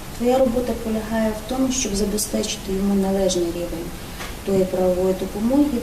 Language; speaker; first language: Ukrainian; native; Ukrainian